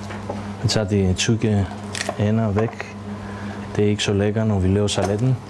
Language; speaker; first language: Danish; non-native, fluent; Greek